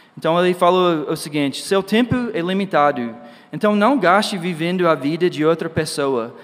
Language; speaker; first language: Portuguese; non-native, fluent; English